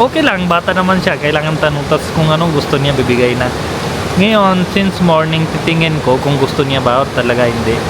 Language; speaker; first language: Filipino; non-native, learner; Punjabi